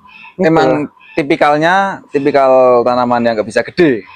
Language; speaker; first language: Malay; non-native, local second language; Javanese